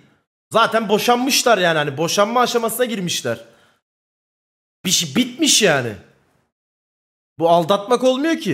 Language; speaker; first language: Turkish; native; Turkish